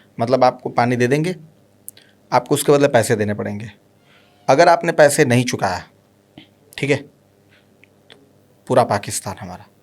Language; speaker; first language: Hindi; native; Hindi